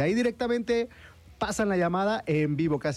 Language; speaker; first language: Spanish; native; Spanish